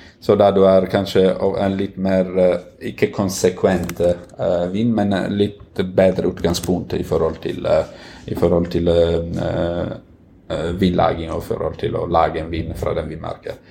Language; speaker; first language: Norwegian; non-native, fluent; Italian